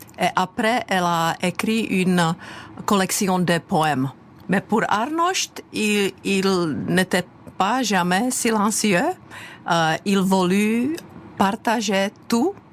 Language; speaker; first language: French; non-native, fluent; Czech